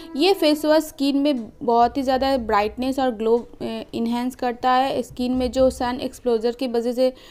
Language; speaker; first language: Hindi; non-native, local second language; Bangla